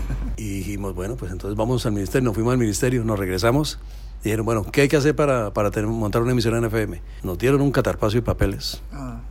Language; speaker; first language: Spanish; native; Spanish